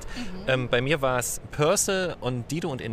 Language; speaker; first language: German; native; German